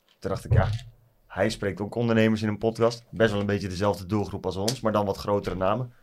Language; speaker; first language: Dutch; native; Dutch